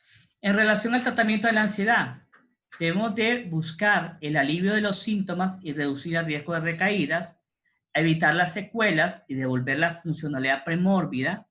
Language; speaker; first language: Spanish; native; Spanish